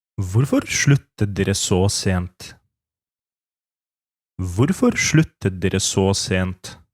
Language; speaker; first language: Norwegian; non-native, fluent; Polish